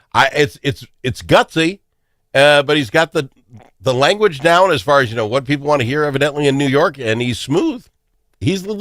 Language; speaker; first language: English; native; English